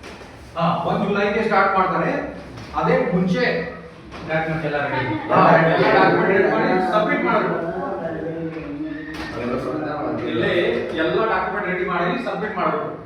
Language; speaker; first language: Kannada; non-native, local second language; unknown